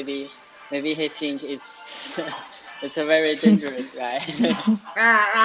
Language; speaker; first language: English; non-native, learner; Chinese